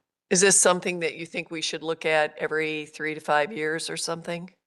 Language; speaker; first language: English; native; English